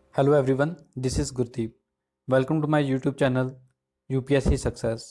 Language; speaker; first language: English; non-native, local second language; Punjabi